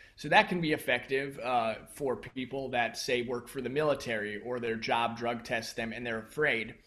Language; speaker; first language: English; native; English